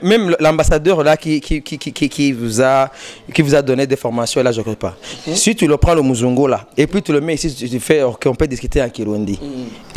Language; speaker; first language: French; non-native, local second language; Rundi